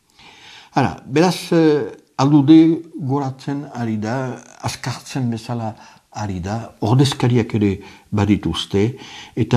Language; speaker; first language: Basque; native; Basque